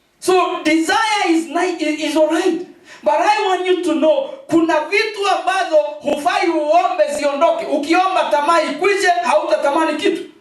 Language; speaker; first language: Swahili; non-native, local second language; Kikuyu